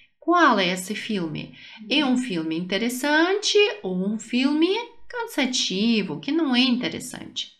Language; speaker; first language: Portuguese; non-native, fluent; Russian